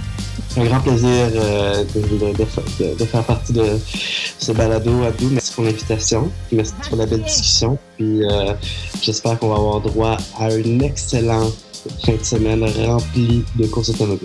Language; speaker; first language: French; native; French